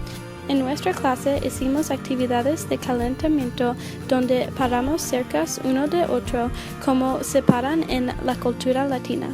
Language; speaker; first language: Spanish; early bilingual, heritage; English